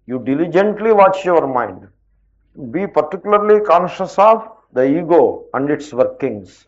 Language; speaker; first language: English; non-native, local second language; Telugu